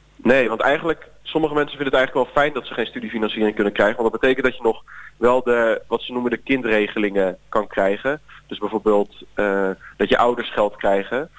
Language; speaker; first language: Dutch; native; Dutch